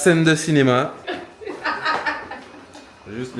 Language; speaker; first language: French; native; French